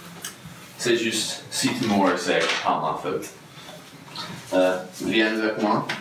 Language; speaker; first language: French; non-native, learner; English